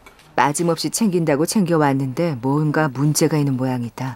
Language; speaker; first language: Korean; native; Korean